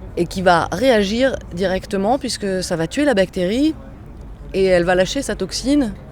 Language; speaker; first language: French; native; French